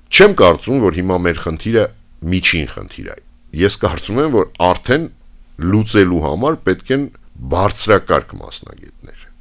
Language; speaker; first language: Armenian; native; Armenian